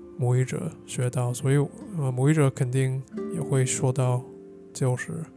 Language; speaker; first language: Chinese; non-native, fluent; English